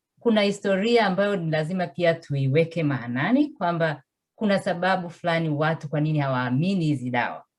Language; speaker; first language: Swahili; native; Swahili